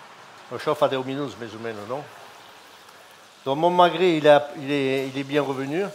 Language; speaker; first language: French; native; French